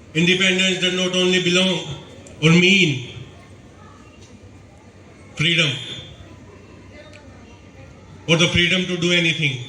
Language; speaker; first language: English; non-native, local second language; Hindi